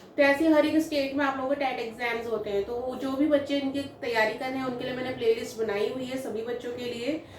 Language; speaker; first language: Hindi; native; Hindi